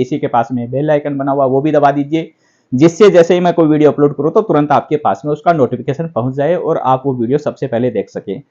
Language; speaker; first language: Hindi; native; Hindi